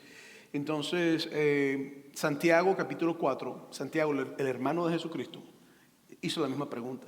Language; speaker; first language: Spanish; native; Spanish